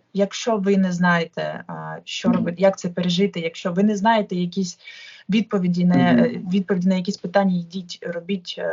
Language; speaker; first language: Ukrainian; non-native, local second language; Russian